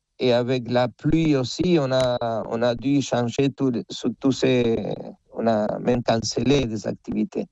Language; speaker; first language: French; non-native, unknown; Spanish